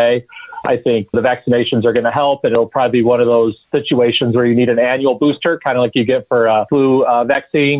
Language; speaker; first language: English; native; English